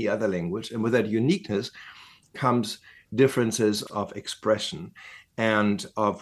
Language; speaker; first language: English; non-native, fluent; German